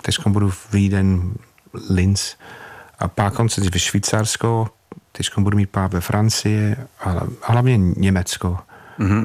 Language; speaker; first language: Czech; non-native, fluent; English